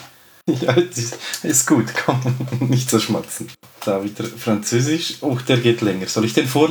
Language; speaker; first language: German; native; German